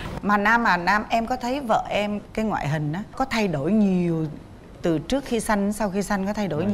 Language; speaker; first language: Vietnamese; native; Vietnamese